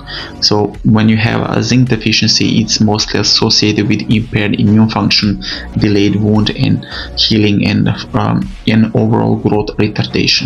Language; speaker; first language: English; non-native, fluent; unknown